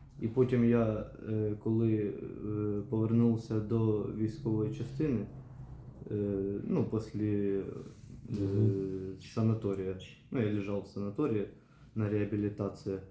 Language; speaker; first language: Ukrainian; non-native, local second language; Russian